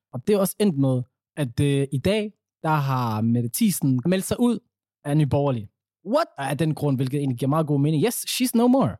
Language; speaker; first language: Danish; early bilingual, other home language; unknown